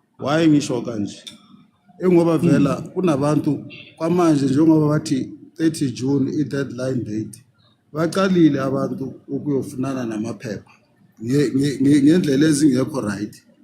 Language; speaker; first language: Zulu; non-native, local second language; Tsonga